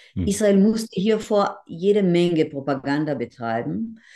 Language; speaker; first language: German; non-native, fluent; Hebrew